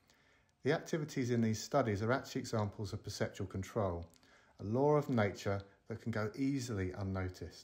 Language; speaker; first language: English; native; English